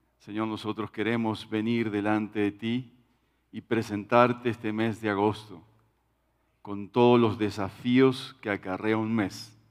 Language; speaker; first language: Spanish; native; Spanish